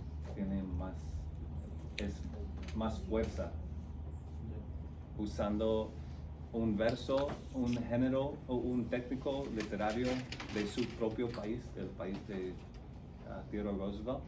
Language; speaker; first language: Spanish; non-native, fluent; English